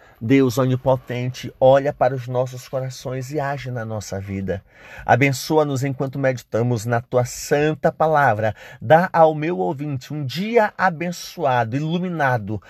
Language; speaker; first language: Portuguese; native; Portuguese